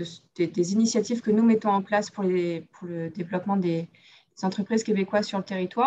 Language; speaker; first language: French; native; French